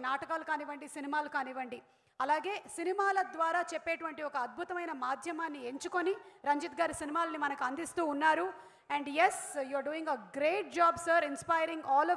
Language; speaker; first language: Telugu; native; Telugu